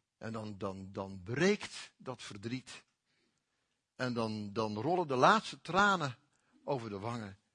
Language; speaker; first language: Dutch; native; Dutch